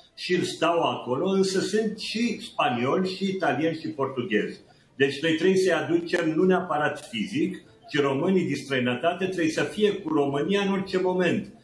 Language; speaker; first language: Romanian; native; Romanian